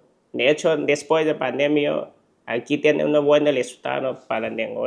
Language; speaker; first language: Spanish; non-native, learner; Chinese